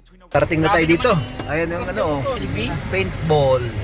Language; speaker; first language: Filipino; native; Filipino